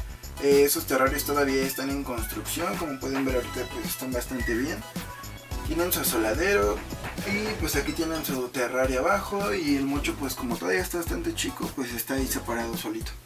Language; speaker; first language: Spanish; native; Spanish